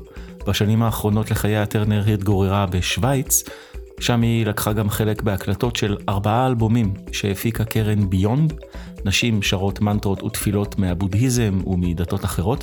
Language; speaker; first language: Hebrew; native; Hebrew